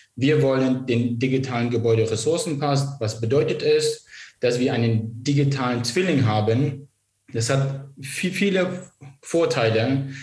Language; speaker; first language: German; non-native, local second language; Kurdish